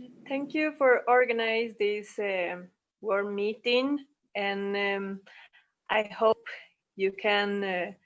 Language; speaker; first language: English; non-native, fluent; Spanish